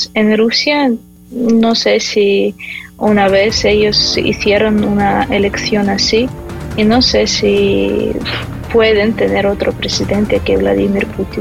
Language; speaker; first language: Spanish; non-native, fluent; Ukrainian